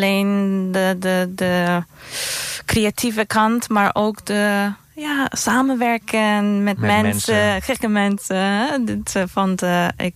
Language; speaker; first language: Dutch; non-native, fluent; Greek